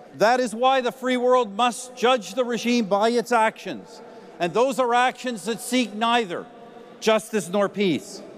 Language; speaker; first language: English; native; English